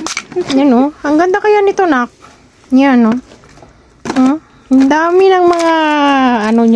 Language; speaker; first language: Filipino; native; Filipino